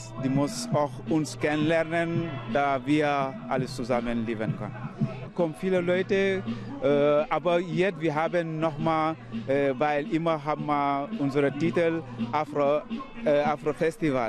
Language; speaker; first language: German; non-native, learner; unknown